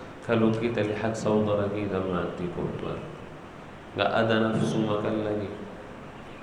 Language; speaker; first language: Indonesian; non-native, learner; Arabic